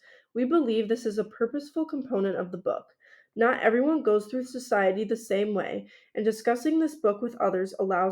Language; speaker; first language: English; native; English